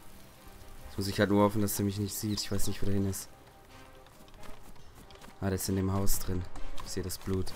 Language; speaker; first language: German; native; German